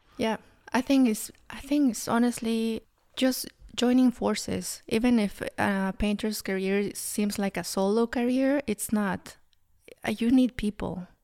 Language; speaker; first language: English; non-native, fluent; Spanish